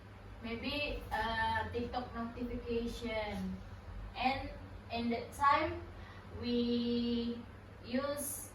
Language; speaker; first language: English; non-native, learner; Indonesian